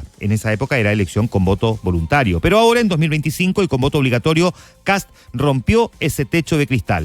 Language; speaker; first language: Spanish; native; Spanish